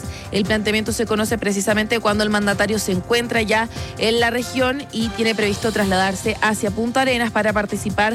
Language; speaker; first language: Spanish; native; Spanish